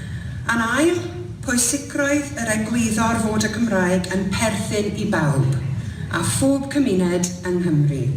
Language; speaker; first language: Welsh; non-native, local second language; English